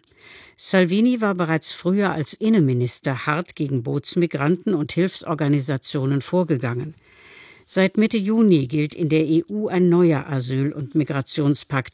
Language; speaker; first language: German; native; German